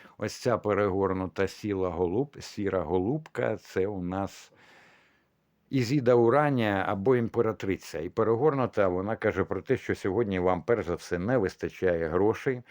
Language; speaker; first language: Ukrainian; non-native, local second language; Russian